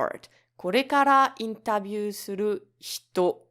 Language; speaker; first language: Japanese; non-native, learner; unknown